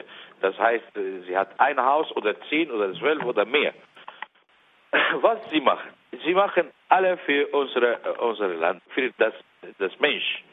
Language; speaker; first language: German; non-native, learner; Arabic